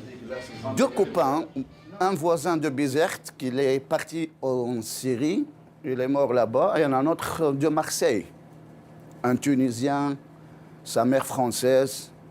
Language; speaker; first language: French; non-native, local second language; Arabic